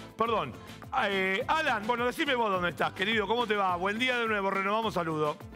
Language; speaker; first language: Spanish; native; Spanish